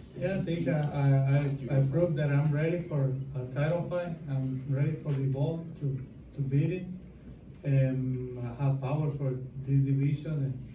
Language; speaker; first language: English; non-native, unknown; Spanish